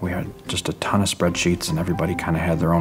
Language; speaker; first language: English; native; English